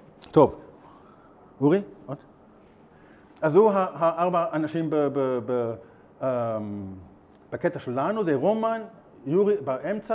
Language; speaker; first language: Hebrew; non-native, learner; German